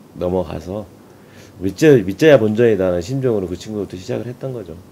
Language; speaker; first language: Korean; native; Korean